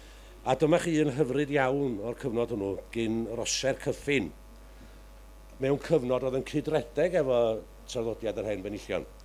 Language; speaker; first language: Welsh; native; Welsh